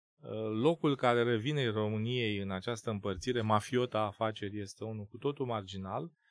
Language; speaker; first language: Romanian; native; Romanian